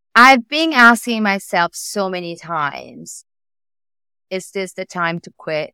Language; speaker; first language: English; non-native, fluent; Italian